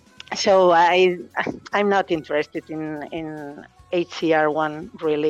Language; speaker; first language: English; non-native, fluent; Catalan